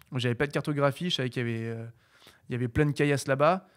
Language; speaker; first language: French; native; French